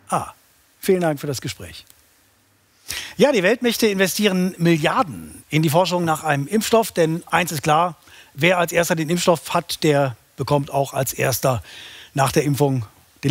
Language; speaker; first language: German; native; German